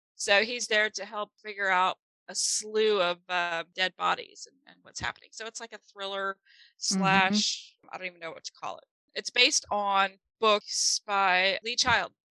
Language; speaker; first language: English; non-native, fluent; German